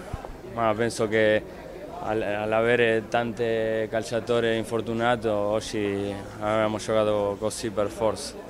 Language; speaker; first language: Italian; non-native, fluent; Spanish